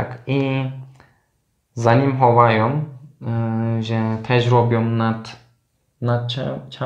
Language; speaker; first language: Polish; non-native, learner; Turkish